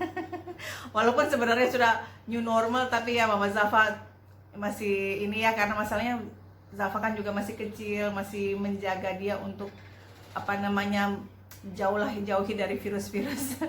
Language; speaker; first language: Indonesian; native; Indonesian